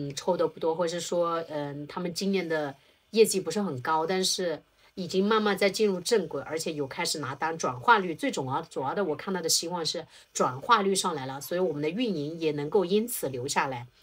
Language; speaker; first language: Chinese; native; Chinese